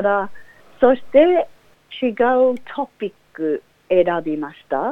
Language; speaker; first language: Japanese; non-native, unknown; English